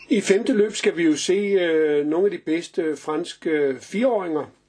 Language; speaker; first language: Danish; native; Danish